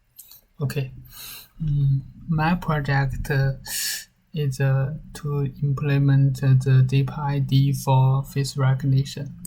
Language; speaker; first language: English; non-native, learner; Chinese